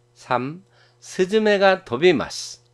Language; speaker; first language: Japanese; non-native, fluent; Korean